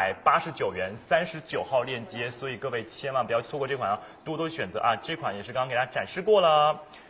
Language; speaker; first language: Chinese; native; Chinese